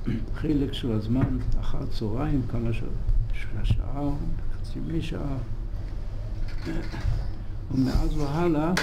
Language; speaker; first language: Hebrew; non-native, fluent; English